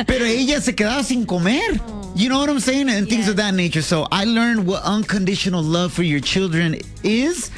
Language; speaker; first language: English; early bilingual, other home language; Spanish